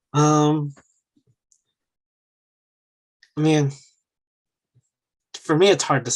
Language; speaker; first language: English; native; English